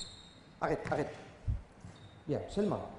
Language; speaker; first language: French; non-native, learner; Spanish